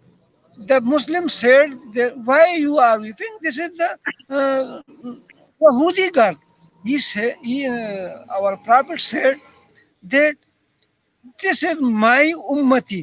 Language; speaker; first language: English; non-native, learner; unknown